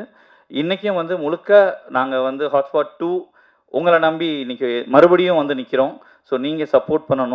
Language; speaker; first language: Tamil; native; Tamil